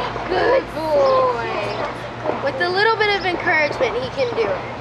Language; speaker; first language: English; native; English